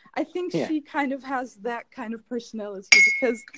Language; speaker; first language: English; non-native, fluent; German